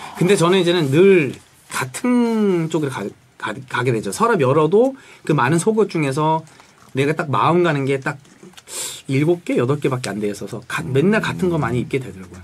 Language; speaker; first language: Korean; early bilingual, heritage; Korean